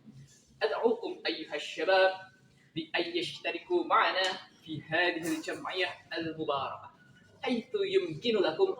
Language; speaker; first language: Arabic; non-native, fluent; Indonesian